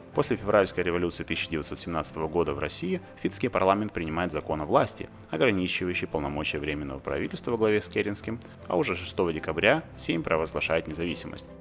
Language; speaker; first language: Russian; native; Russian